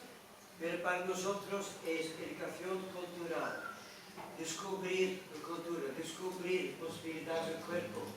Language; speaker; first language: Spanish; non-native, learner; Dutch